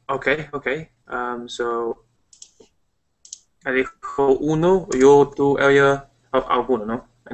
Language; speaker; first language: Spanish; non-native, learner; English